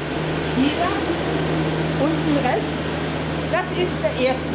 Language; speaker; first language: German; native; German